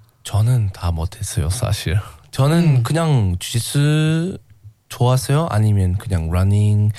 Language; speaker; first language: Korean; non-native, learner; English